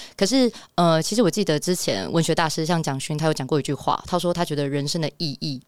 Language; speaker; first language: Chinese; native; Chinese